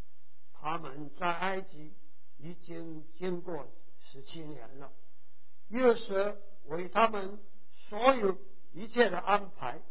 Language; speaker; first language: Chinese; native; Chinese